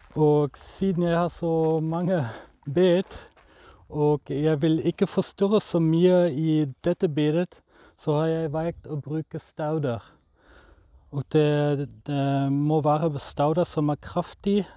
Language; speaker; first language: Norwegian; non-native, fluent; German